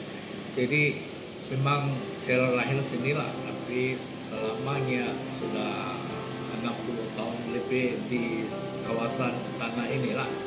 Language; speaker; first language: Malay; non-native, local second language; Hakka Chinese